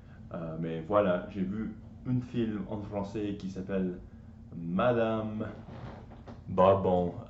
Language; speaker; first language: French; non-native, learner; English